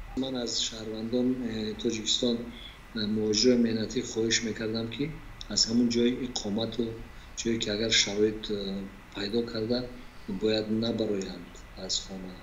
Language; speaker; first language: Tajik; native; Tajik